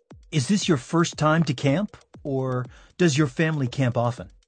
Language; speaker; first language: English; native; English